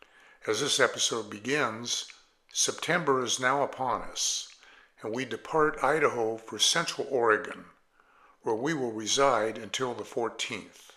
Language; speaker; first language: English; native; English